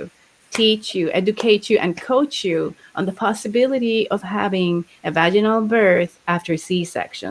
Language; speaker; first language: English; native; English